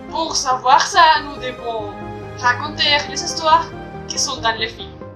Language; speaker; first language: French; non-native, learner; Spanish